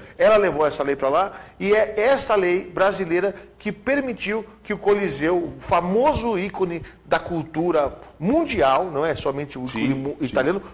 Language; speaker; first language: Portuguese; native; Portuguese